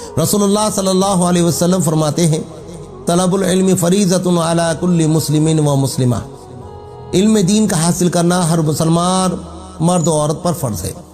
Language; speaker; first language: Urdu; native; Urdu